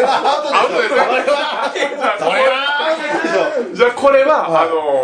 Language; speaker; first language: Japanese; native; Japanese